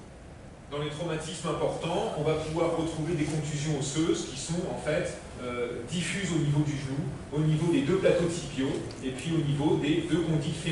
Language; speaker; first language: French; native; French